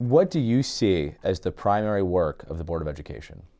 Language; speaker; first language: English; native; English